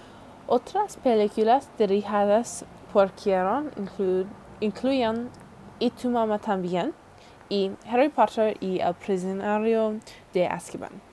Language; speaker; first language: Spanish; non-native, learner; English